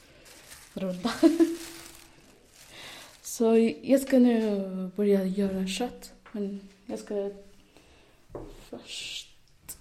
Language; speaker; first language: Swedish; non-native, fluent; Arabic